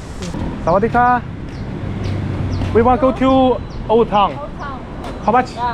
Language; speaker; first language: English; non-native, learner; Chinese